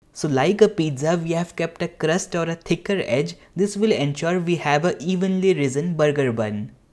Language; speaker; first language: English; non-native, local second language; Hindi